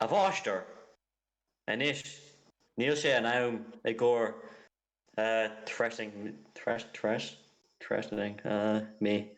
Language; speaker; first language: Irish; non-native, local second language; English